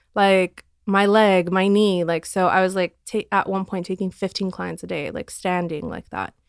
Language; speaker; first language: English; non-native, fluent; Armenian